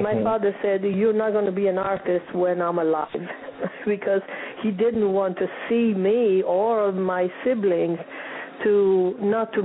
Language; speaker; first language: English; non-native, fluent; Italian